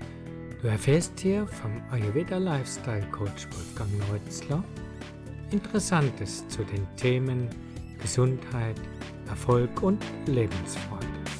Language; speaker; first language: German; native; German